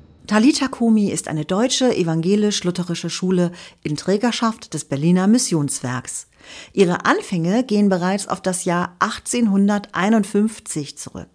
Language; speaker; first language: German; native; German